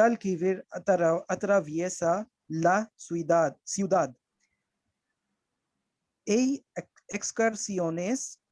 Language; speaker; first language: Spanish; non-native, learner; Hindi